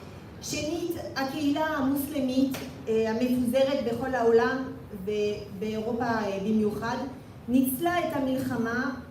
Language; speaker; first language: Hebrew; non-native, fluent; French